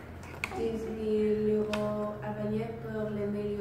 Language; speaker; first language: French; non-native, learner; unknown